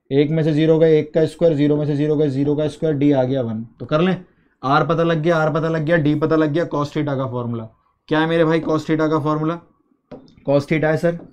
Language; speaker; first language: Hindi; native; Hindi